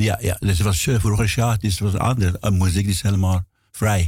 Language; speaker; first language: Dutch; non-native, learner; Persian